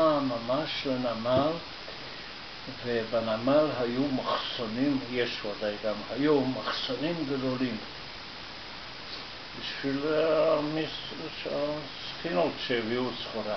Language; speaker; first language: Hebrew; non-native, fluent; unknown